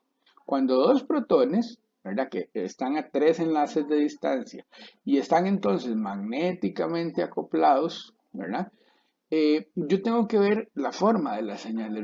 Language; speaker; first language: Spanish; native; Spanish